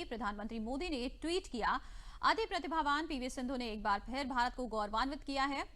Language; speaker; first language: Hindi; native; Hindi